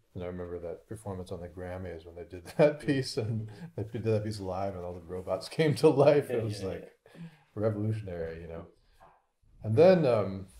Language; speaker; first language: English; native; English